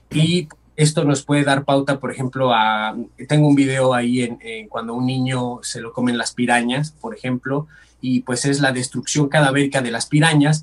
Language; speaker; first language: Spanish; native; Spanish